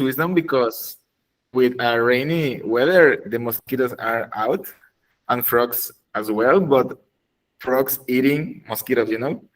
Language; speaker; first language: English; non-native, learner; Spanish